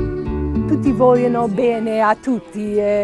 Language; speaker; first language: Italian; non-native, learner; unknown